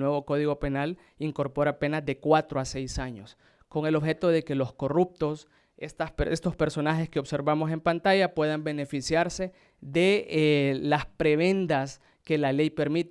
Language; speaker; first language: Spanish; native; Spanish